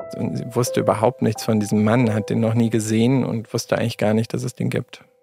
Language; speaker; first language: German; native; German